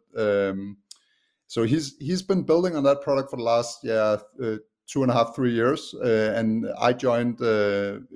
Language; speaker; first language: English; non-native, fluent; Danish